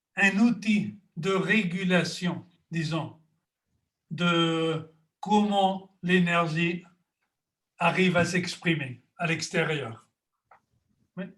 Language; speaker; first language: French; non-native, fluent; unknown